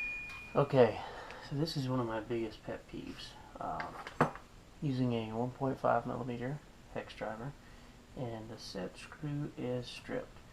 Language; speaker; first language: English; native; English